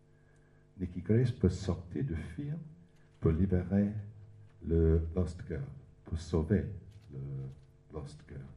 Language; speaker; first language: French; non-native, learner; English